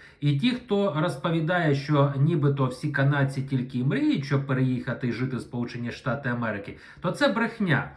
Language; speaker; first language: Ukrainian; non-native, local second language; Russian